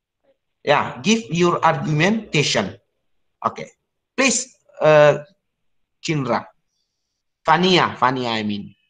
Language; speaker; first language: English; non-native, learner; Indonesian